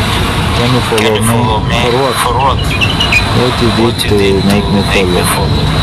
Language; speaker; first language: English; non-native, learner; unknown